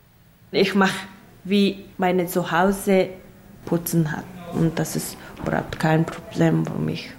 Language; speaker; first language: German; non-native, learner; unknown